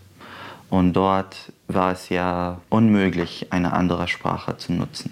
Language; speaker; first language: German; non-native, fluent; Arabic